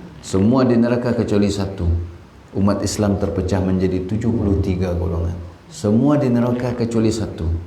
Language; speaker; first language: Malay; non-native, local second language; Minangkabau